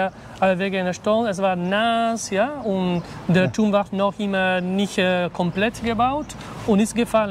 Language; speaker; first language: German; non-native, fluent; Spanish